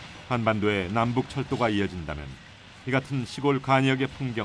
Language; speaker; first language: Korean; native; Korean